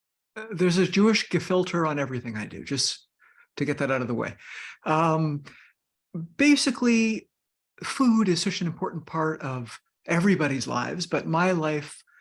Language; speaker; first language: English; native; English